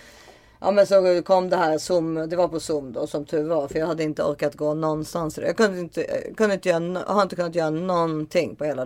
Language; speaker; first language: Swedish; native; Swedish